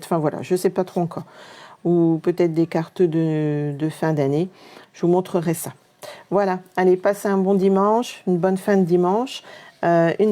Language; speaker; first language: French; native; French